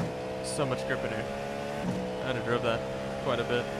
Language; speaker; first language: English; native; English